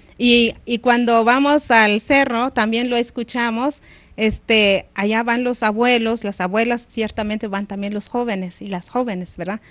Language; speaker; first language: Spanish; non-native, local second language; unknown